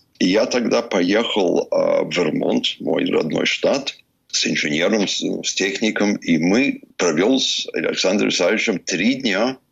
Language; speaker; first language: Russian; early bilingual, heritage; English